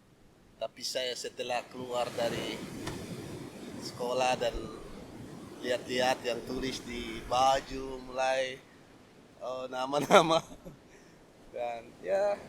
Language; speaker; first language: Indonesian; non-native, local second language; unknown